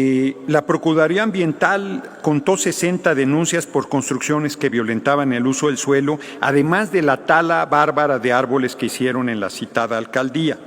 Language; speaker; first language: Spanish; native; Spanish